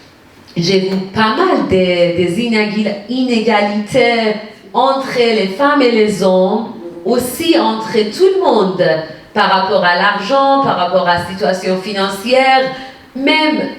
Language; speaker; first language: French; non-native, fluent; Persian